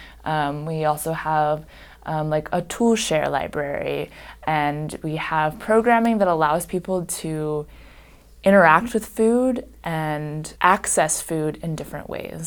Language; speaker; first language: English; native; English